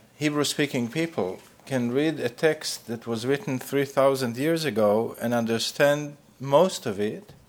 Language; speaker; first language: English; non-native, fluent; Hebrew